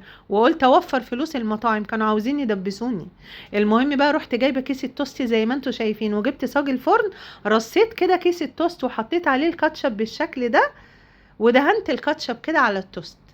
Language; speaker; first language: Arabic; native; Arabic